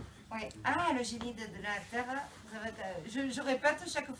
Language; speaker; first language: French; native; French